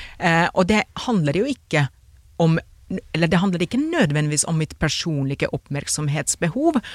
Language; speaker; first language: Norwegian; non-native, fluent; Finnish